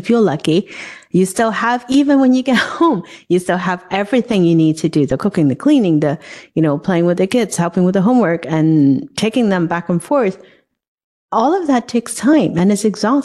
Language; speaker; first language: English; non-native, local second language; Cantonese